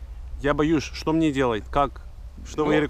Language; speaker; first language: Russian; non-native, fluent; Greek